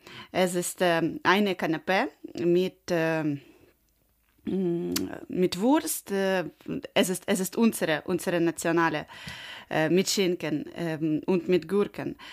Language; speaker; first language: German; non-native, learner; Ukrainian